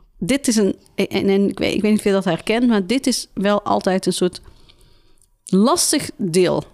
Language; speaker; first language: Dutch; early bilingual, other home language; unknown